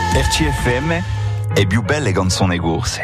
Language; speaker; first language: French; native; French